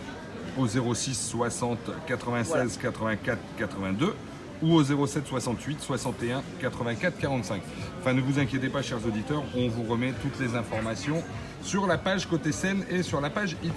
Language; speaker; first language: French; native; French